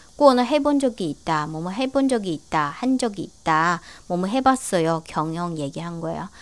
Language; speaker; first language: Korean; non-native, learner; Chinese